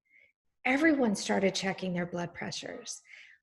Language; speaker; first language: English; native; English